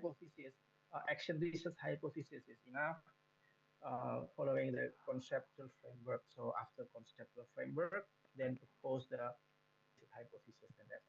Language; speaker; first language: English; non-native, fluent; Indonesian